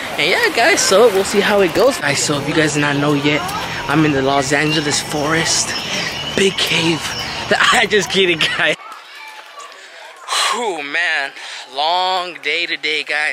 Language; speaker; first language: English; early bilingual, other home language; Spanish